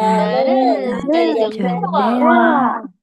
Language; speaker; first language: Korean; non-native, learner; Indonesian